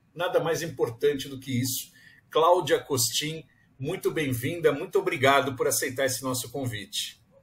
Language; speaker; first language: Portuguese; native; Portuguese